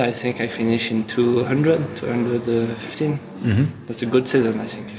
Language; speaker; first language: English; non-native, learner; French